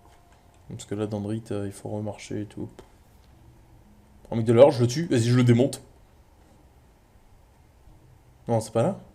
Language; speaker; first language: French; native; French